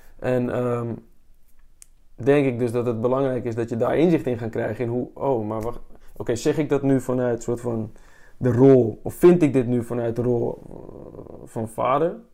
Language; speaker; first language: Dutch; native; Dutch